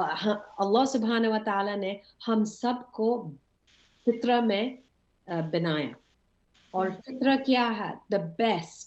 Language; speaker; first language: Hindi; early bilingual, heritage; English